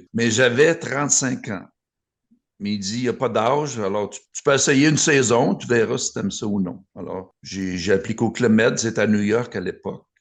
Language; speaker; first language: French; native; French